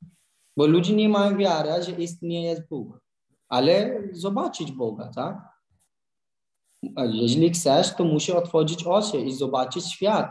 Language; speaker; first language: Polish; non-native, learner; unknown